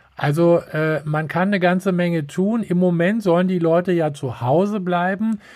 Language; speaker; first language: German; native; German